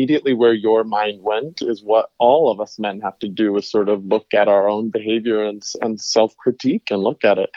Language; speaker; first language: English; native; English